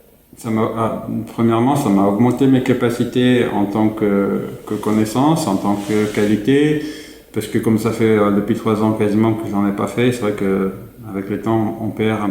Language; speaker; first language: French; native; French